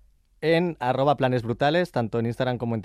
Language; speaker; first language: Spanish; native; Spanish